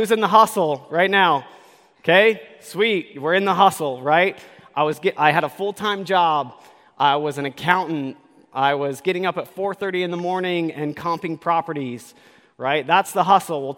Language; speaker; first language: English; native; English